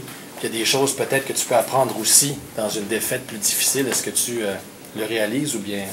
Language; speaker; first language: French; native; French